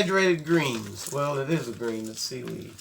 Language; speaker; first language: English; native; English